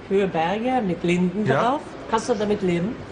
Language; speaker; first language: German; non-native, fluent; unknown